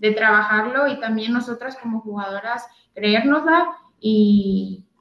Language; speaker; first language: Spanish; native; Spanish